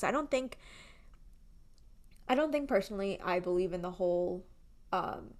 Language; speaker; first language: English; early bilingual, other home language; Gujarati